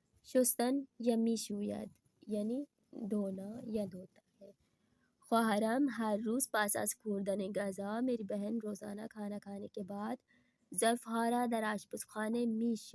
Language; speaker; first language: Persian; non-native, fluent; Urdu